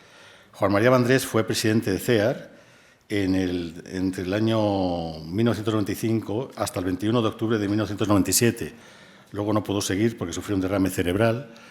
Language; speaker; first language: Spanish; native; Spanish